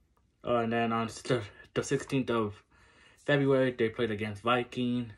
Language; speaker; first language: English; native; English